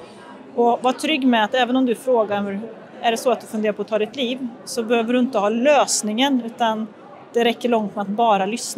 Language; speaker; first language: Swedish; native; Swedish